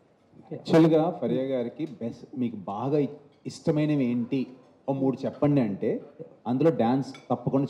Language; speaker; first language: Telugu; native; Telugu